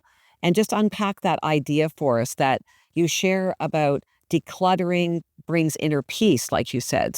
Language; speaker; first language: English; native; English